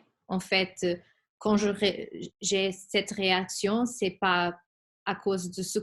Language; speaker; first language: French; non-native, fluent; Spanish